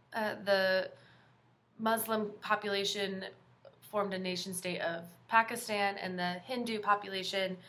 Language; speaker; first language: English; native; English